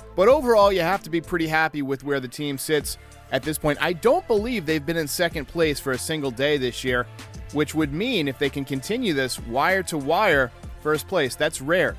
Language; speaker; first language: English; native; English